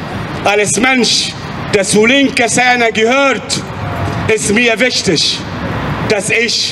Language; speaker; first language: German; non-native, fluent; Arabic